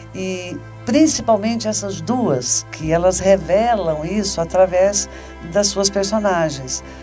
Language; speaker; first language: Portuguese; native; Portuguese